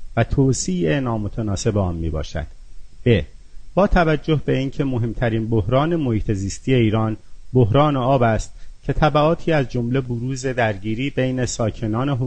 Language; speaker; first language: Persian; non-native, local second language; Azerbaijani